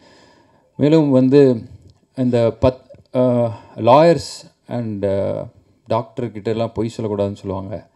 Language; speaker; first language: Tamil; native; Tamil